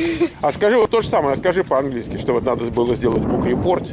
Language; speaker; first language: Russian; native; Russian